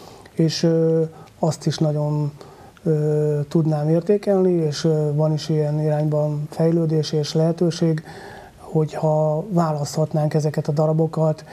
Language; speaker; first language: Hungarian; native; Hungarian